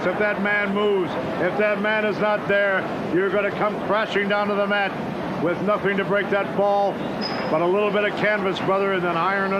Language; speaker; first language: English; native; English